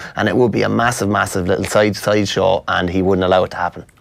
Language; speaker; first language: English; native; English